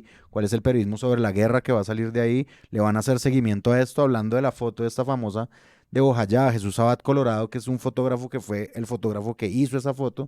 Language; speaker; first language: Spanish; native; Spanish